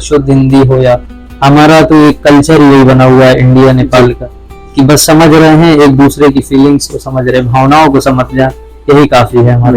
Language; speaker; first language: Hindi; native; Hindi